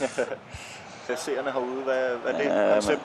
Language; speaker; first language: Danish; native; Danish